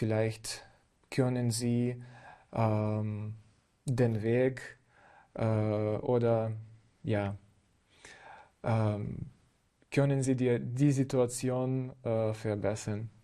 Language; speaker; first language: German; non-native, fluent; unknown